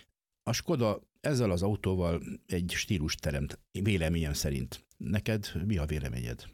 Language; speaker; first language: Hungarian; native; Hungarian